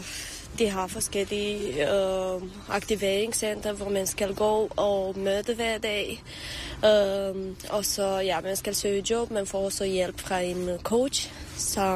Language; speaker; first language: Danish; early bilingual, other home language; Romanian